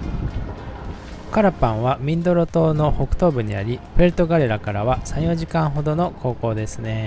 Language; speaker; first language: Japanese; native; Japanese